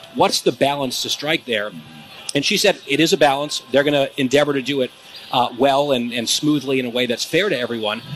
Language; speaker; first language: English; native; English